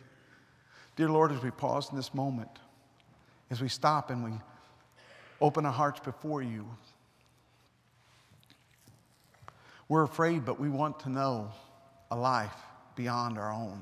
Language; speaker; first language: English; native; English